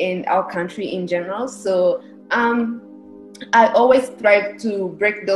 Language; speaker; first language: English; non-native, local second language; Kinyarwanda